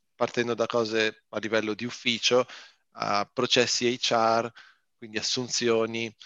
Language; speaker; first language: Italian; native; Italian